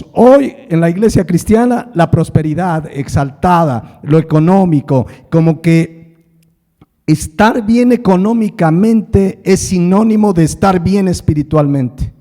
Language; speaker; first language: Spanish; native; Spanish